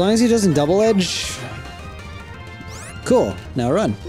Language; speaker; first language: English; native; English